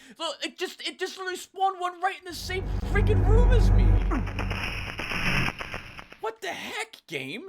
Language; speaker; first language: English; native; English